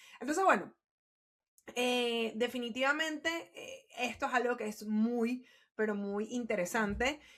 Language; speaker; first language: Spanish; native; Spanish